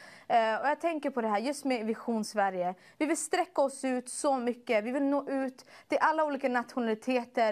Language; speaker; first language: Swedish; early bilingual, other home language; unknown